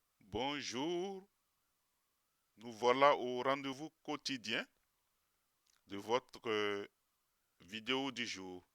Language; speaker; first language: French; native; French